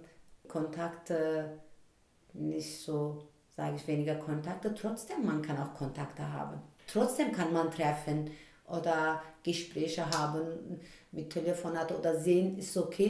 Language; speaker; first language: German; non-native, learner; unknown